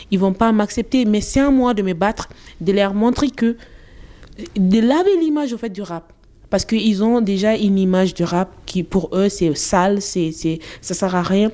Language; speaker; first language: French; non-native, local second language; Bambara